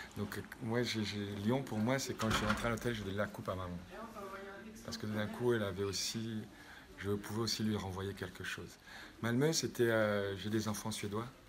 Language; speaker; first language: French; native; French